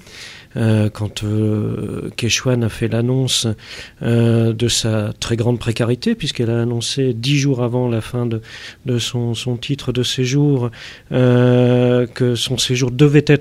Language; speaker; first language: French; native; French